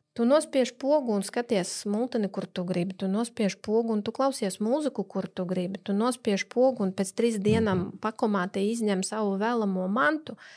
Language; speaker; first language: Latvian; non-native, local second language; Russian